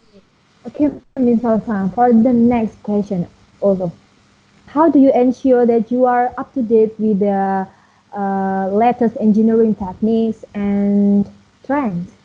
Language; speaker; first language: English; non-native, learner; Indonesian